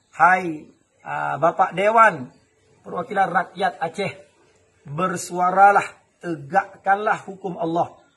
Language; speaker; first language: Malay; non-native, local second language; Achinese